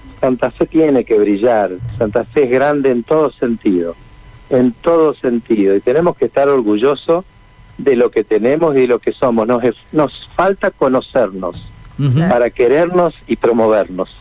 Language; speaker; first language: Spanish; native; Spanish